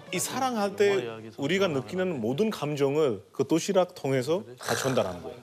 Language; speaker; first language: Korean; non-native, fluent; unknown